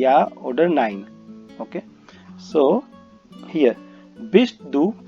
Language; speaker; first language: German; non-native, learner; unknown